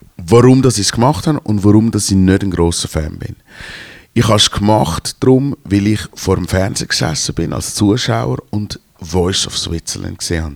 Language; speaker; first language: German; native; German